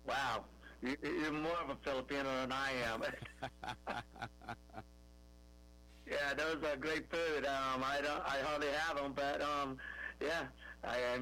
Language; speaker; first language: English; non-native, local second language; Filipino